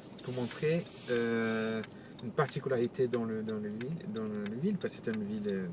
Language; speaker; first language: French; non-native, learner; Portuguese